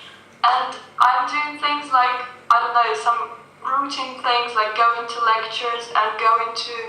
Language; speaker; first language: English; non-native, fluent; Russian